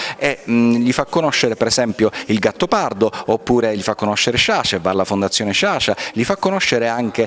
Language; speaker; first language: Italian; native; Italian